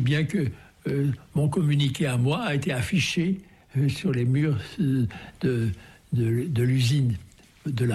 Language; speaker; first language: French; native; French